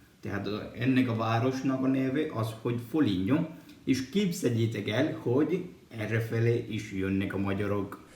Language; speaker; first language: Hungarian; non-native, fluent; Spanish